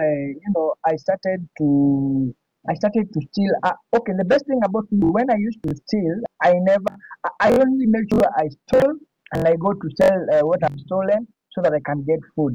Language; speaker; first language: English; non-native, local second language; Swahili